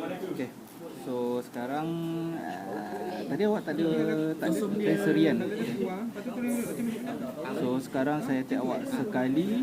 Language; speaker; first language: Malay; native; Malay